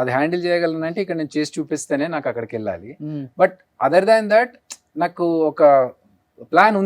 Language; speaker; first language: Telugu; native; Telugu